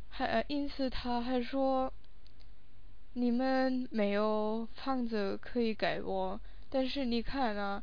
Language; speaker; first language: Chinese; non-native, fluent; English